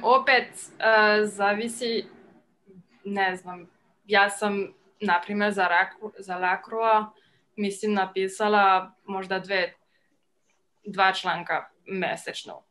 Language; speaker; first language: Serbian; non-native, fluent; French